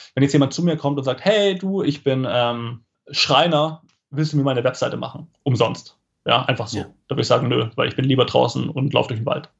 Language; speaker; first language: German; native; German